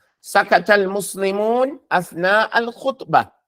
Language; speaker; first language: Arabic; non-native, fluent; English